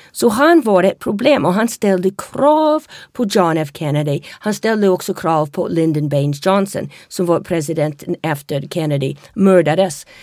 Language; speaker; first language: Swedish; non-native, fluent; English